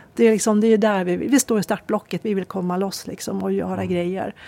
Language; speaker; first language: Swedish; native; Swedish